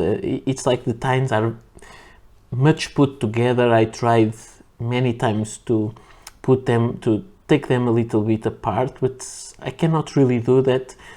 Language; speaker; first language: English; non-native, fluent; Portuguese